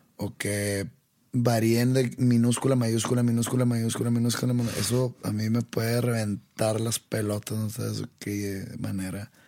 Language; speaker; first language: Spanish; native; Spanish